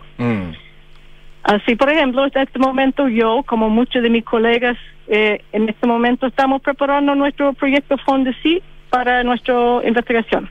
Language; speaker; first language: Spanish; non-native, fluent; English